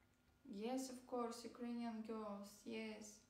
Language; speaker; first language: English; non-native, learner; Ukrainian